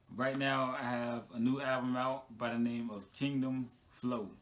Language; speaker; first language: English; native; English